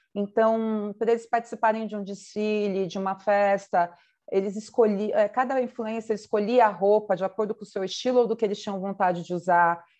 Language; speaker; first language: Portuguese; native; Portuguese